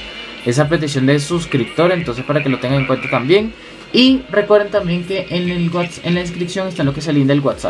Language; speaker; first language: Spanish; native; Spanish